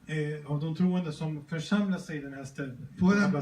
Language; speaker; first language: Swedish; early bilingual, other home language; Spanish